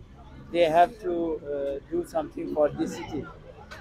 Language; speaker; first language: English; non-native, learner; Urdu